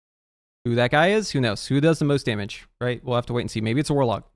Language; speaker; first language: English; native; English